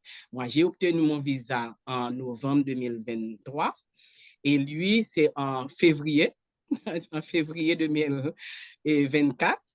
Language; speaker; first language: French; non-native, local second language; Haitian Creole